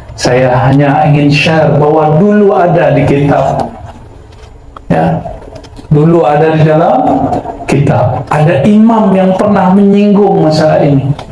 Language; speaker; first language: Malay; non-native, local second language; Minangkabau